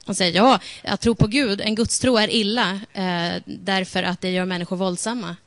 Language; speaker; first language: Swedish; native; Swedish